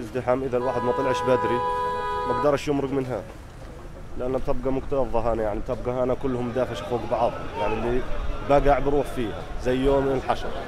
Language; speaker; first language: Arabic; native; Arabic